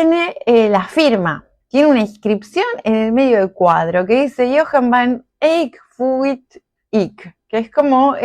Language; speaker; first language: Spanish; native; Spanish